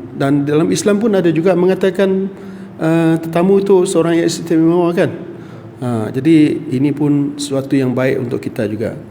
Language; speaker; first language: Malay; non-native, local second language; Iban